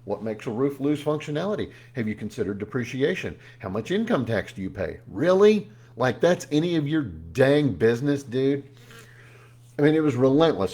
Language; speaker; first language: English; native; English